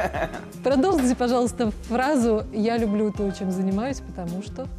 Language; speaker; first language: Russian; native; Russian